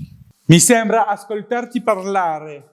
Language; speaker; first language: Italian; non-native, learner; French